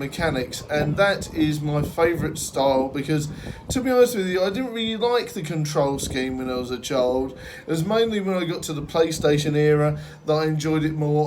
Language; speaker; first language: English; native; English